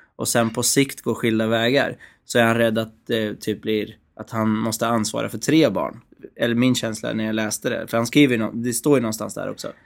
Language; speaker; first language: Swedish; native; Swedish